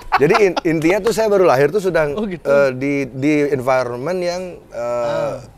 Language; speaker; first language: Indonesian; native; Indonesian